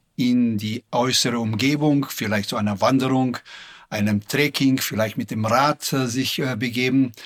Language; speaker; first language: German; non-native, fluent; Slovenian